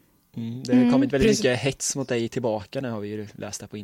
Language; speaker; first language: Swedish; native; Swedish